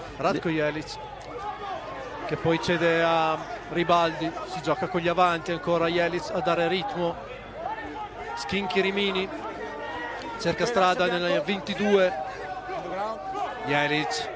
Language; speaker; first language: Italian; native; Italian